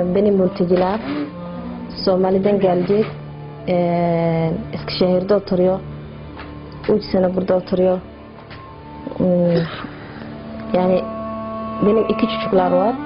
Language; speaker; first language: Turkish; non-native, learner; Somali